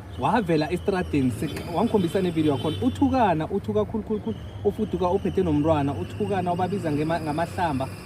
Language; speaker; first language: Zulu; non-native, local second language; South Ndebele